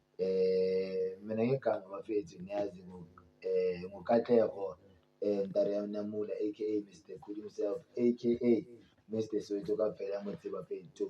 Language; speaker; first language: Zulu; native; Zulu